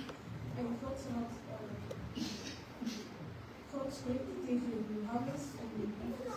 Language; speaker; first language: Dutch; early bilingual, other home language; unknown